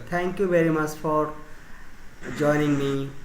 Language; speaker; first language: English; non-native, fluent; Bangla